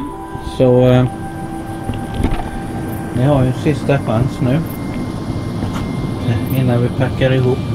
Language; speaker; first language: Swedish; native; Swedish